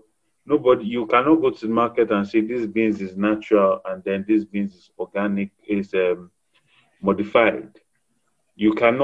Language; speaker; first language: English; non-native, local second language; Yoruba